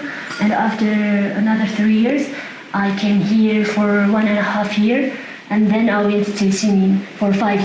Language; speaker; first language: English; non-native, fluent; Tibetan